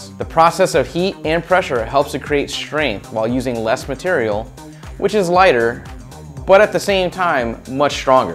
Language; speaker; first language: English; native; English